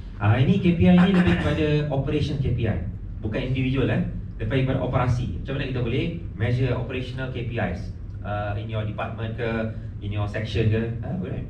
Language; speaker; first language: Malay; non-native, local second language; Tamil